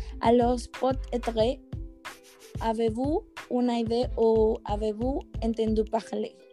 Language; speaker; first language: French; non-native, learner; Spanish